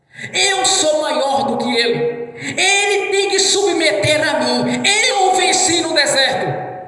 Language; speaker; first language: Portuguese; native; Portuguese